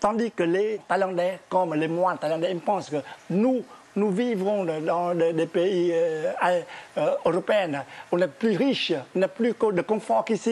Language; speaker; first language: French; non-native, fluent; Vietnamese